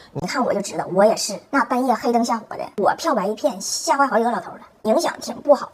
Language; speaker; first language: Chinese; non-native, fluent; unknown